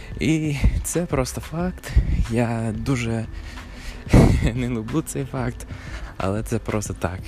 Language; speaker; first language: Ukrainian; non-native, fluent; English